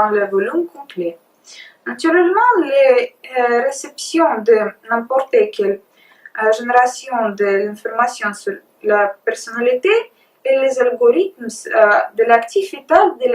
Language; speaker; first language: French; non-native, learner; Russian